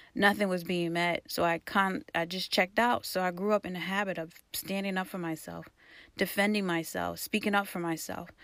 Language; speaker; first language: English; early bilingual, other home language; Haitian Creole